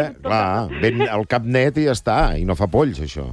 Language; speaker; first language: Catalan; native; Catalan